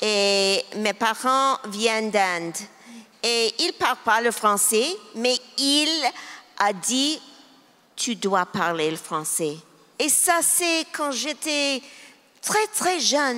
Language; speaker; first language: French; non-native, local second language; English